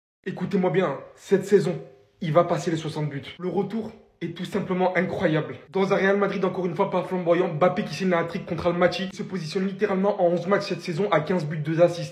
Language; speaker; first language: French; native; French